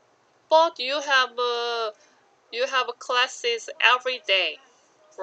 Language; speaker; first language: English; non-native, learner; Korean